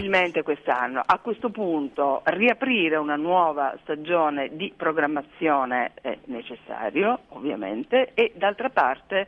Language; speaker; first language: Italian; native; Italian